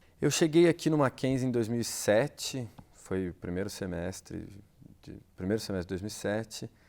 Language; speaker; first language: Portuguese; native; Portuguese